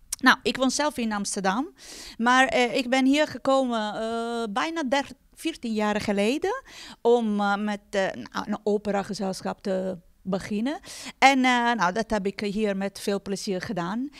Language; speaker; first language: Dutch; non-native, fluent; Italian